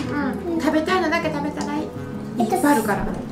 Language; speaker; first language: Japanese; native; Japanese